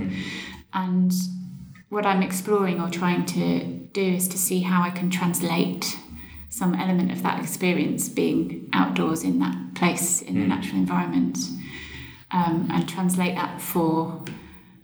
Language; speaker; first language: English; native; English